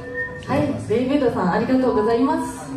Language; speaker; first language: Japanese; non-native, fluent; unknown